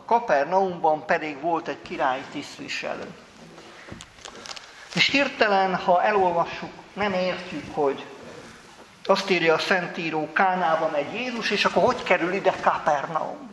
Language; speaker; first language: Hungarian; native; Hungarian